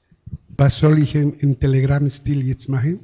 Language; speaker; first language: German; non-native, fluent; Spanish